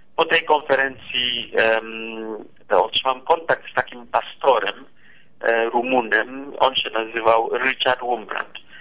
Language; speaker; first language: Polish; non-native, fluent; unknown